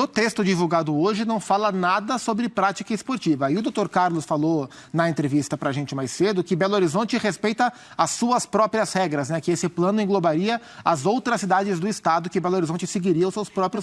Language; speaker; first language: Portuguese; native; Portuguese